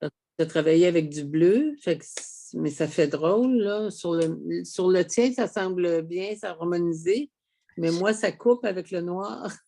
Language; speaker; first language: French; native; French